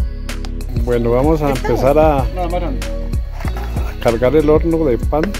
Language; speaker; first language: Spanish; native; Spanish